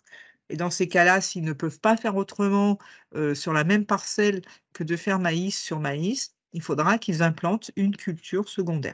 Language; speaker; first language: French; native; French